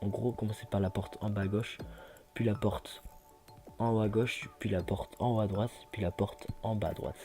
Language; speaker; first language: French; native; French